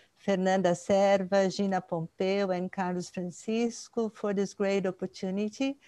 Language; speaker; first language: English; non-native, fluent; Portuguese